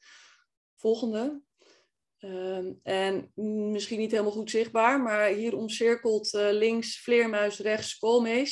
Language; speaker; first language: Dutch; native; Dutch